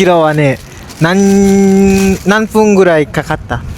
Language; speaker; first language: Japanese; non-native, learner; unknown